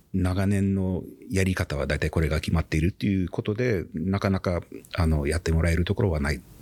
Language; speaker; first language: Japanese; non-native, fluent; English